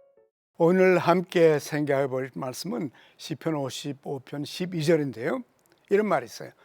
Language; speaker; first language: Korean; native; Korean